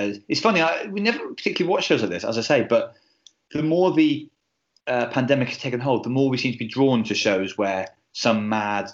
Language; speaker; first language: English; native; English